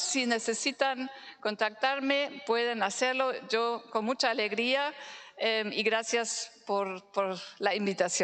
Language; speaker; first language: Spanish; non-native, fluent; German